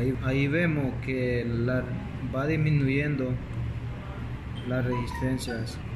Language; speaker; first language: Spanish; native; Spanish